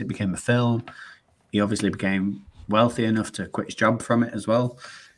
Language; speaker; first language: English; native; English